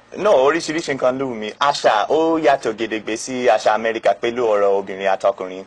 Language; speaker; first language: Yoruba; non-native, fluent; English